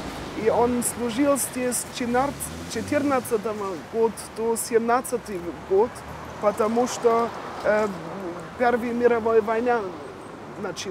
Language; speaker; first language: Russian; non-native, learner; German